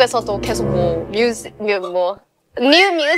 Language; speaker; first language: Korean; non-native, fluent; Thai